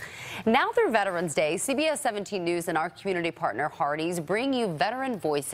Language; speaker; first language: English; native; English